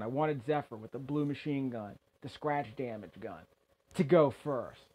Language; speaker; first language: English; native; English